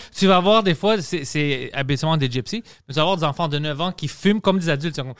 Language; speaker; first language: French; non-native, fluent; Greek